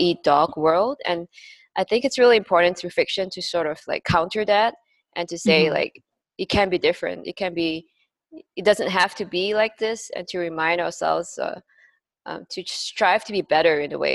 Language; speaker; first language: English; non-native, local second language; Cantonese